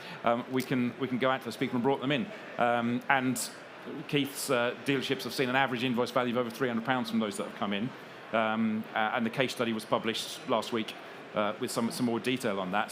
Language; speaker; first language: English; native; English